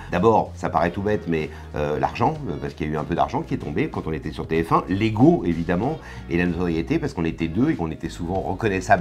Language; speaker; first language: French; native; French